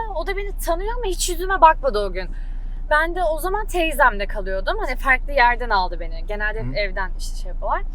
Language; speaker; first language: Turkish; native; Turkish